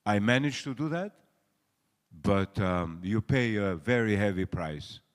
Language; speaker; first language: English; non-native, fluent; Albanian